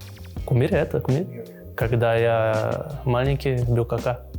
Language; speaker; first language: Russian; non-native, learner; Portuguese